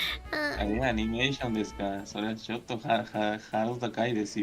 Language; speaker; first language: Japanese; non-native, learner; Spanish